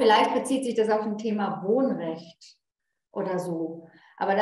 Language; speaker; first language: German; native; German